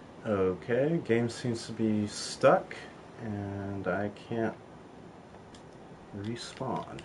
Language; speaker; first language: English; native; English